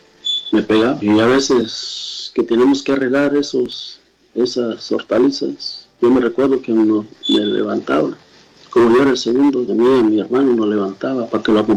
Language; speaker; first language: Spanish; native; Spanish